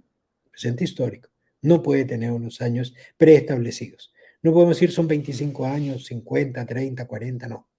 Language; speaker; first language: Spanish; native; Spanish